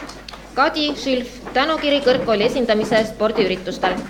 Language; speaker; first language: Estonian; native; Estonian